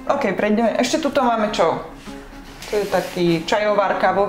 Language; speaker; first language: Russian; non-native, learner; Slovak